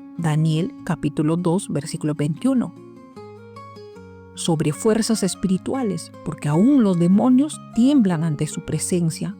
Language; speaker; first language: Spanish; native; Spanish